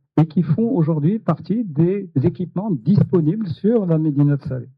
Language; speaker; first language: French; non-native, local second language; Arabic